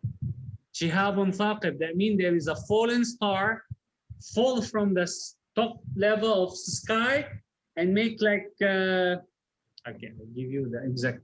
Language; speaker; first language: English; non-native, learner; Arabic